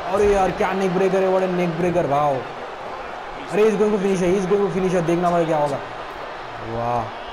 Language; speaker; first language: Hindi; native; Hindi